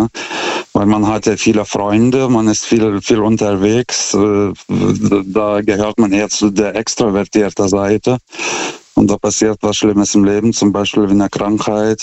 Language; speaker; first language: German; non-native, fluent; Lithuanian